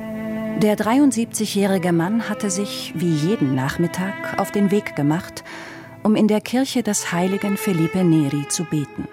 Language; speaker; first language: German; native; German